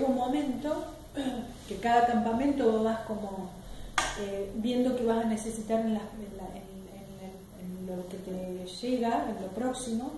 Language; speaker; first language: Spanish; native; Spanish